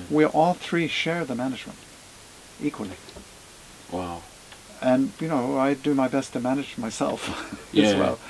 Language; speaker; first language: English; native; English